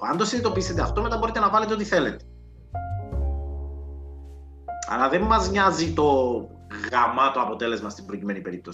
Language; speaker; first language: Greek; native; Greek